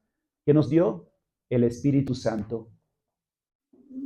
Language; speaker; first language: Spanish; native; Spanish